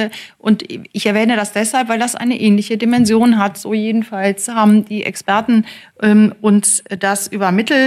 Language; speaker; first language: German; native; German